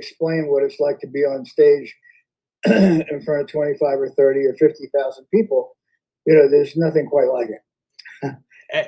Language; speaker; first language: English; native; English